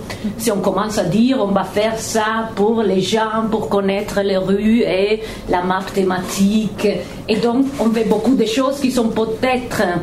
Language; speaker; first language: French; non-native, fluent; Italian